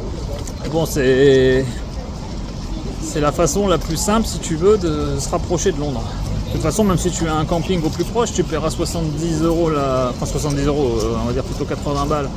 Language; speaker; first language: French; native; French